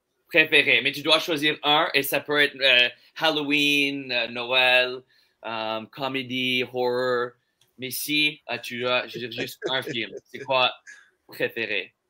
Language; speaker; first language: French; non-native, local second language; English